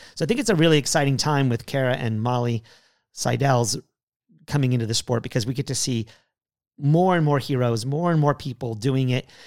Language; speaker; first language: English; native; English